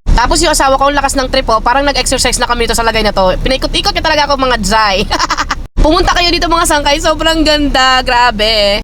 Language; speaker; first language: Filipino; non-native, local second language; Waray